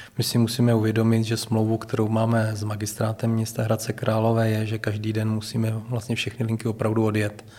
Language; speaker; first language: Czech; native; Czech